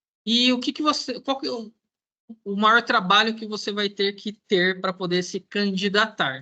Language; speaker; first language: Portuguese; native; Portuguese